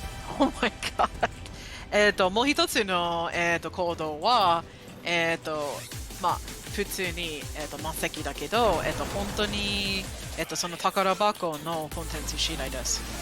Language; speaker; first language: Japanese; non-native, fluent; English